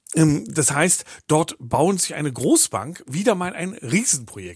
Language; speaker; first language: German; native; German